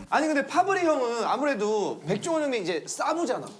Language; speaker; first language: Korean; native; Korean